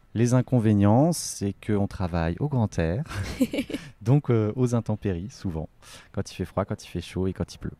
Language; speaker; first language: French; native; French